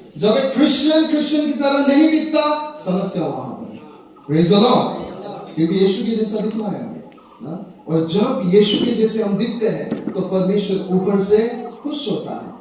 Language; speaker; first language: Hindi; non-native, local second language; Nepali